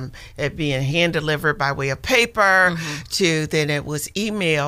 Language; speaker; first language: English; native; English